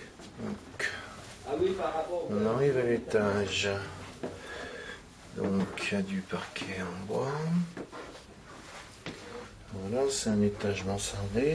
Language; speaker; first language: French; native; French